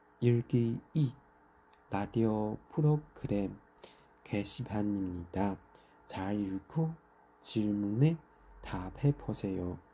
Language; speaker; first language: Korean; non-native, learner; Chinese